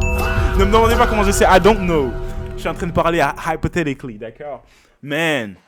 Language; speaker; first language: French; native; French